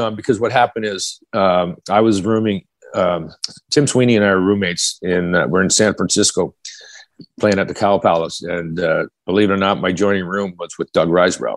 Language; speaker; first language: English; native; English